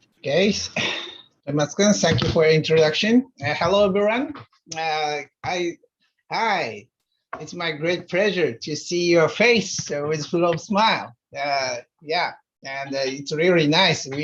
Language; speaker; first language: English; non-native, fluent; Japanese